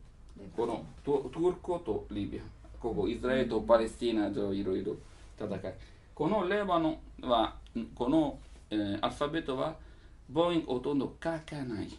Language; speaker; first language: Japanese; non-native, learner; Italian